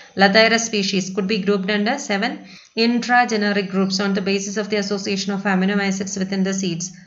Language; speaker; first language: English; non-native, local second language; Malayalam